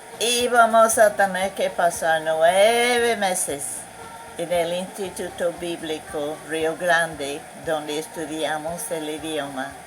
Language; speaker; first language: Spanish; non-native, fluent; English